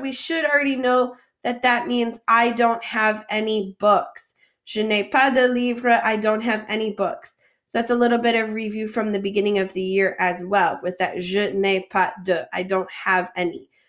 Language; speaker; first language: English; native; English